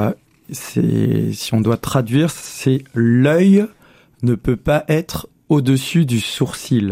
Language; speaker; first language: French; native; French